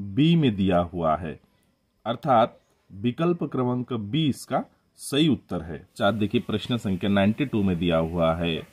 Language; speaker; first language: Hindi; non-native, local second language; Marathi